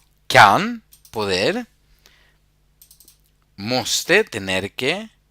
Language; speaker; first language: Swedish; non-native, fluent; Spanish